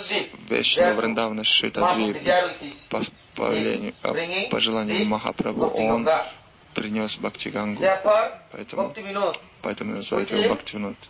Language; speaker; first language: Russian; non-native, learner; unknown